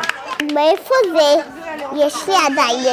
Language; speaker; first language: Hebrew; early bilingual, other home language; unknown